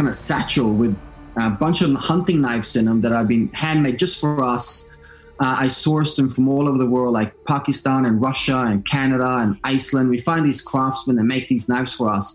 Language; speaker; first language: English; non-native, fluent; Norwegian